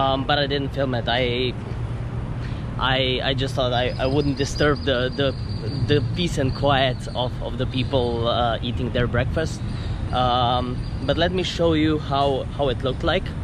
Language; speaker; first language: English; non-native, fluent; French